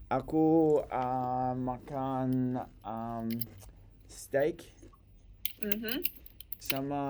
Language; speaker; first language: Indonesian; non-native, learner; English